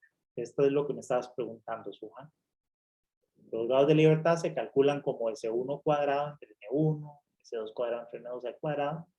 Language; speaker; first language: Spanish; native; Spanish